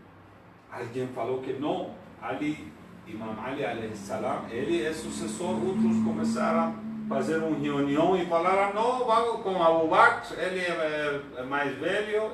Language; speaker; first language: Portuguese; non-native, learner; Persian